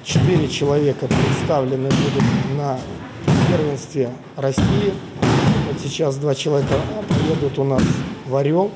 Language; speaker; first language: Russian; native; Russian